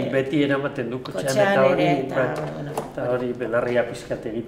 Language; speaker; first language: Basque; non-native, local second language; Spanish